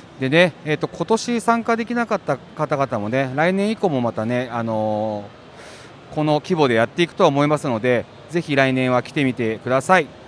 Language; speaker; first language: Japanese; native; Japanese